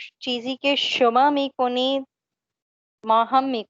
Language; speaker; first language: Persian; non-native, learner; Urdu